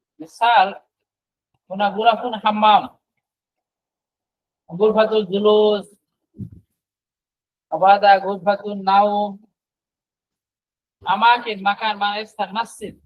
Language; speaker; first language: Arabic; non-native, fluent; Bangla